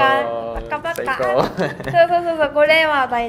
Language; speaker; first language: Japanese; non-native, fluent; Korean